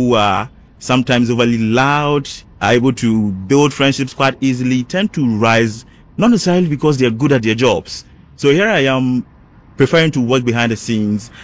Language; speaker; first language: English; non-native, local second language; Ewe